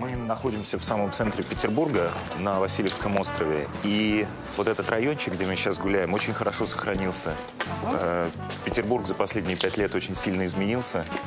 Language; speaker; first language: Russian; native; Russian